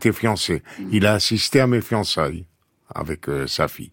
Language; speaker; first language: French; native; French